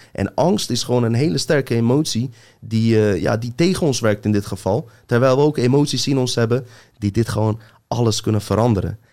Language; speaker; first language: Dutch; early bilingual, other home language; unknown